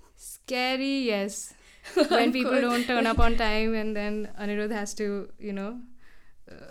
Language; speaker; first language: English; non-native, local second language; Hindi